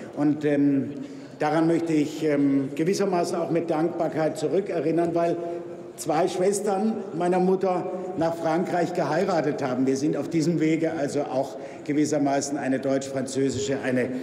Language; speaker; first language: German; native; German